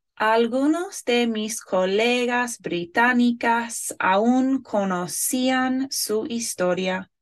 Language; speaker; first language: Spanish; non-native, fluent; English